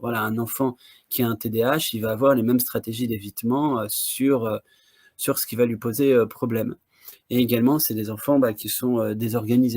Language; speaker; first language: French; native; French